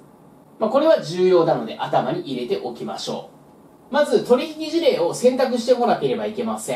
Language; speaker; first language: Japanese; native; Japanese